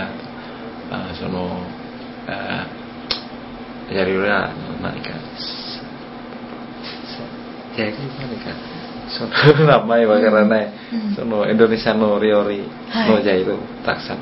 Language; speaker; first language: Japanese; non-native, learner; Indonesian